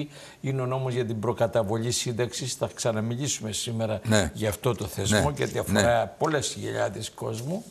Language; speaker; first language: Greek; native; Greek